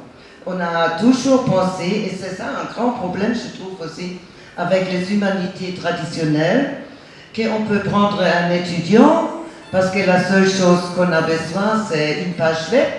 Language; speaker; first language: French; non-native, fluent; German